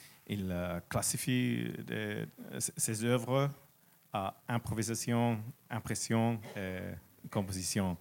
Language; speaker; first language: French; non-native, learner; Finnish